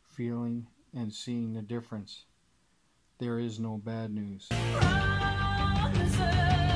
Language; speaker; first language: English; native; English